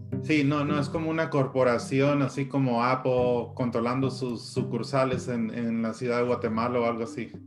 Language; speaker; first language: Spanish; early bilingual, heritage; Spanish